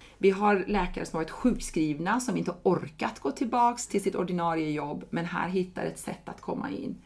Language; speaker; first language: Swedish; non-native, fluent; Persian